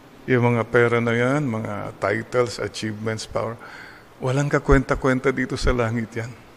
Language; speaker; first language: Filipino; non-native, local second language; Iloko